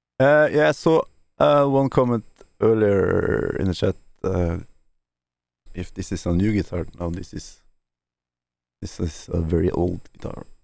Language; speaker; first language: English; non-native, fluent; Norwegian